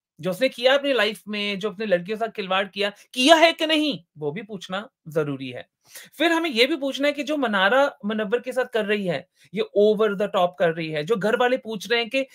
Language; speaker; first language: Hindi; native; Hindi